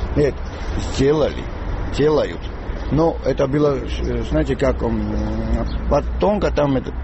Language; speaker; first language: Russian; non-native, local second language; Georgian